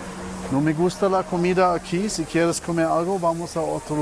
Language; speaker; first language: Spanish; non-native, learner; German